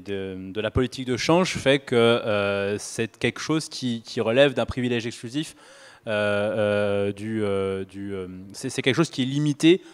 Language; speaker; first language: French; native; French